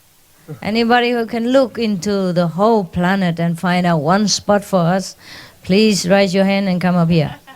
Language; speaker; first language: English; non-native, fluent; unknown